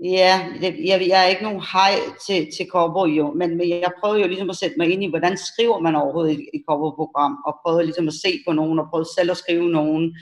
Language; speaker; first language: Danish; early bilingual, other home language; Persian